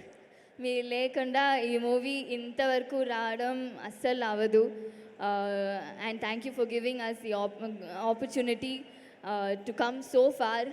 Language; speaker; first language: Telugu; non-native, learner; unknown